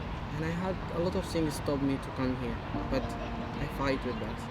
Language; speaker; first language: English; non-native, learner; Arabic